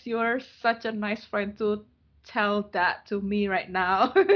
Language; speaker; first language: English; non-native, fluent; Indonesian